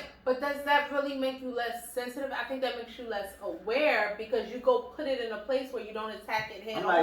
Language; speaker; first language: English; native; English